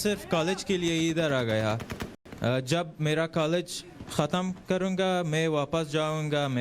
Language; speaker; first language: Hindi; non-native, learner; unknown